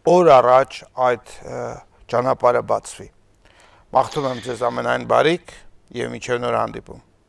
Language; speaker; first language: Armenian; native; Armenian